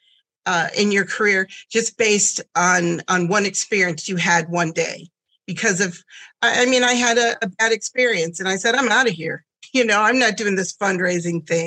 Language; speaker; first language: English; early bilingual, other home language; German